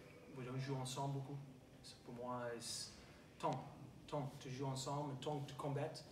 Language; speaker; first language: French; non-native, learner; English